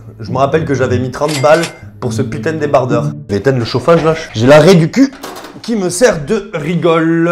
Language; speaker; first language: French; native; French